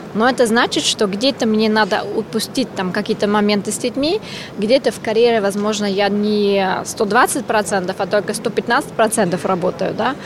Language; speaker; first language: Russian; non-native, fluent; German